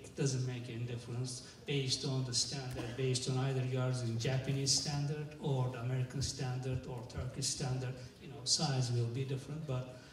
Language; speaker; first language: English; non-native, fluent; Turkish